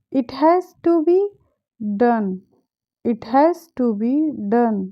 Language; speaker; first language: English; non-native, fluent; Hindi